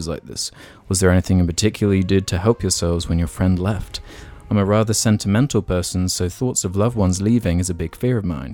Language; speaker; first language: English; native; English